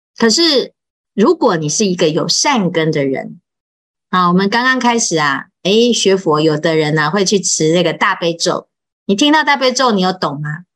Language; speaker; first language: Chinese; native; Chinese